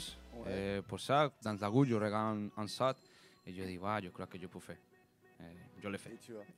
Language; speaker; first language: French; non-native, learner; Spanish